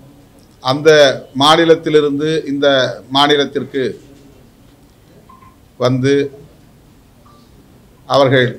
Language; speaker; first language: Tamil; native; Tamil